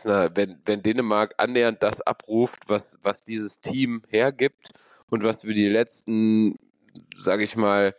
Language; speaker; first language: German; native; German